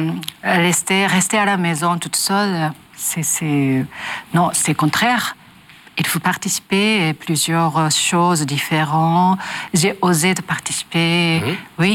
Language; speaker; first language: French; non-native, learner; Japanese